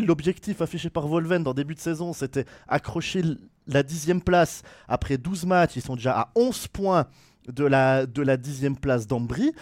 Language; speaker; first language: French; native; French